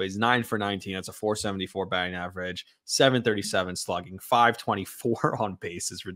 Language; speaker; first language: English; native; English